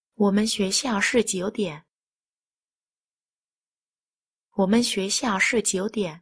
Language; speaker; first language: Chinese; non-native, fluent; Vietnamese